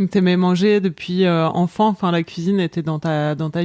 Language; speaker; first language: French; native; French